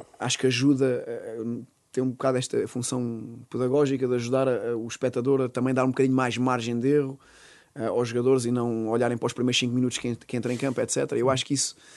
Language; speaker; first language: Portuguese; native; Portuguese